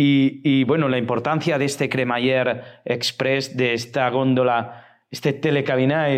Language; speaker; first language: Spanish; native; Spanish